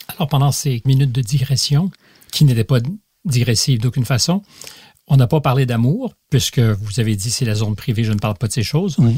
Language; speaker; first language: French; native; French